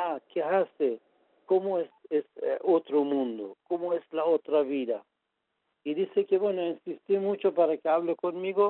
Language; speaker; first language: Spanish; non-native, fluent; Persian